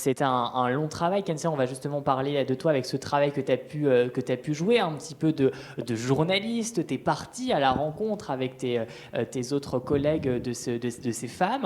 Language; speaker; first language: French; native; French